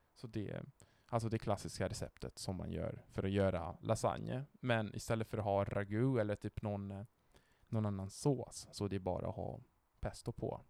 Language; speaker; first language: Swedish; non-native, fluent; Italian